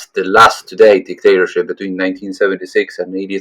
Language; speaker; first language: English; non-native, fluent; Spanish